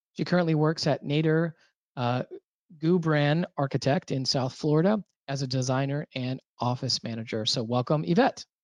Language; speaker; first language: English; native; English